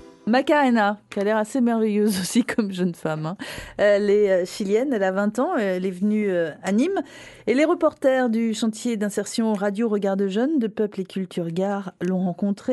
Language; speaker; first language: French; native; French